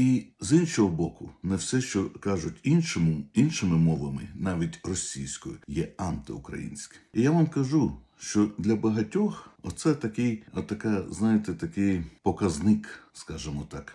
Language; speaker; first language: Ukrainian; non-native, local second language; Russian